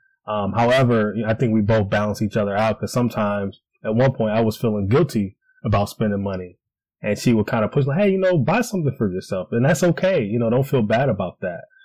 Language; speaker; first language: English; native; English